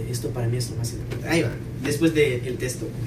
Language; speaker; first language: Spanish; non-native, fluent; Portuguese